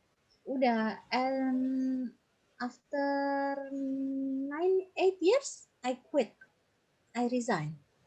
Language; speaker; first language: English; non-native, fluent; Indonesian